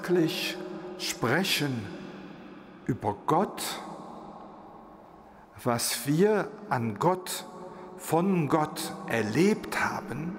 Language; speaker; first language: German; non-native, local second language; Luxembourgish